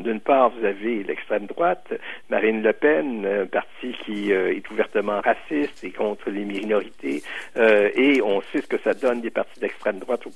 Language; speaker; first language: French; native; French